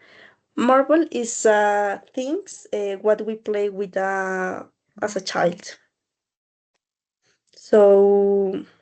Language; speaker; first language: English; non-native, learner; Spanish